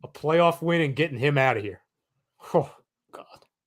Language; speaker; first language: English; native; English